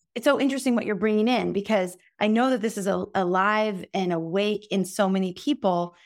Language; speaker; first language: English; native; English